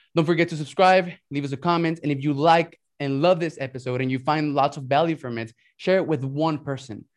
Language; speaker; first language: English; early bilingual, other home language; Spanish